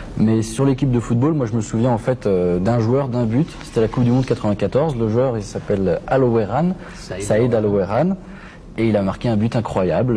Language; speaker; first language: French; native; French